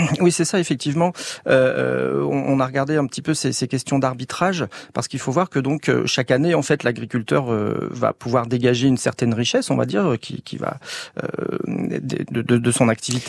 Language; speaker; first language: French; native; French